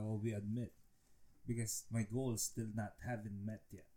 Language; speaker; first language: English; non-native, local second language; Filipino